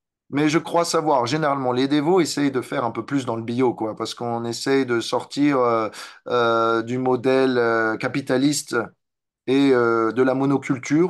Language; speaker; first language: French; native; French